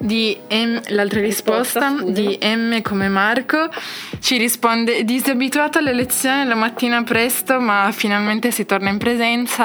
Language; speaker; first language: Italian; native; Italian